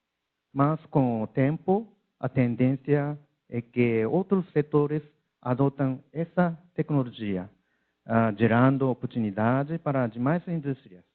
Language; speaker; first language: Portuguese; non-native, learner; Japanese